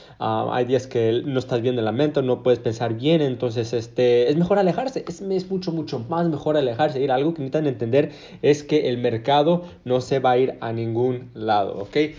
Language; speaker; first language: Spanish; early bilingual, heritage; Spanish